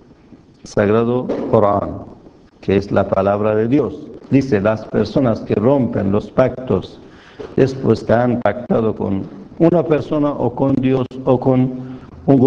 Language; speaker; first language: Spanish; non-native, fluent; Persian